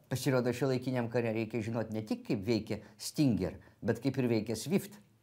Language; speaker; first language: Lithuanian; native; Lithuanian